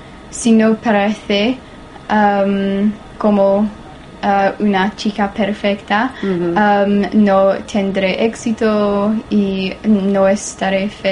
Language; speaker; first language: Spanish; non-native, learner; English